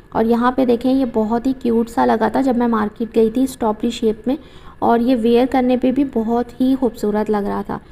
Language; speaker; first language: Urdu; native; Urdu